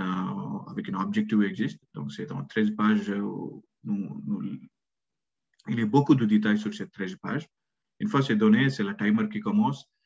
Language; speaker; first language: French; non-native, learner; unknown